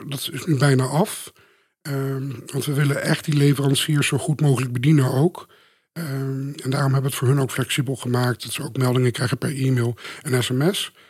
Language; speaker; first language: Dutch; native; Dutch